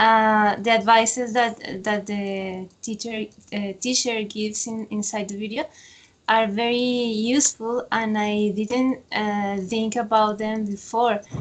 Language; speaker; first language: English; non-native, fluent; Spanish